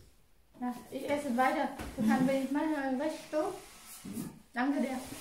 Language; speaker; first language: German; non-native, learner; Vietnamese